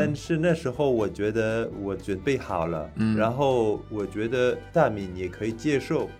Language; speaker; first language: Chinese; non-native, learner; French